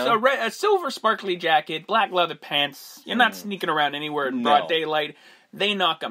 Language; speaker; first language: English; native; English